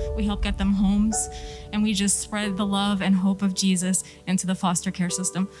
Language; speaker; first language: English; native; English